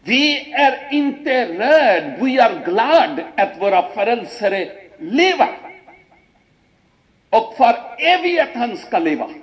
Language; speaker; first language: Swedish; non-native, fluent; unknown